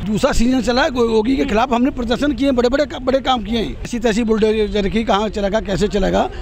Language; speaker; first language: Hindi; native; Hindi